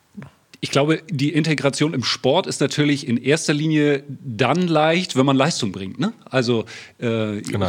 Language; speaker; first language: German; native; German